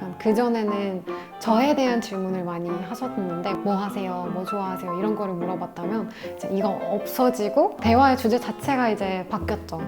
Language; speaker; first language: Korean; non-native, fluent; Turkish